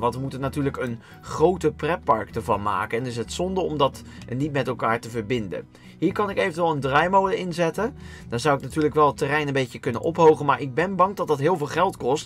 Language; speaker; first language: Dutch; native; Dutch